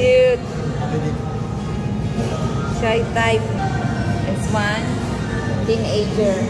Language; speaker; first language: English; non-native, local second language; Filipino